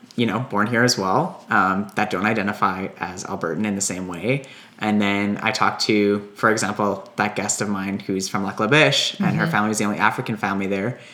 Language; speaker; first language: English; native; English